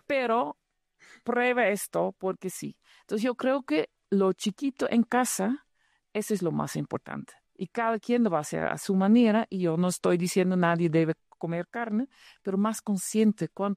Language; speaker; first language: Spanish; non-native, fluent; Dutch